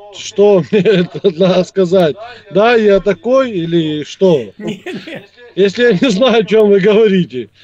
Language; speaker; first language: Russian; native; Russian